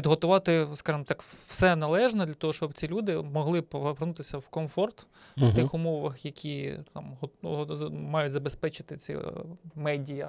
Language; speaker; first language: Ukrainian; native; Ukrainian